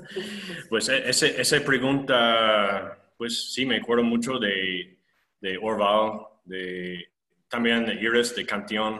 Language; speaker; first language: Spanish; non-native, fluent; English